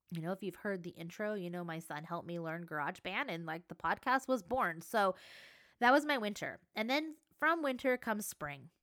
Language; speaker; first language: English; native; English